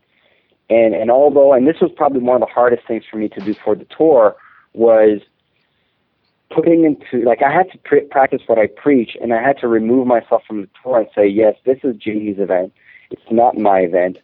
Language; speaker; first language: English; non-native, fluent; French